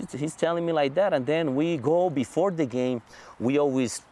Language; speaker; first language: English; non-native, fluent; Spanish